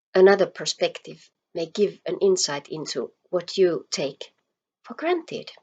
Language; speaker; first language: English; non-native, fluent; Finnish